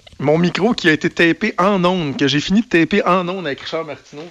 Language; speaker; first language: French; native; French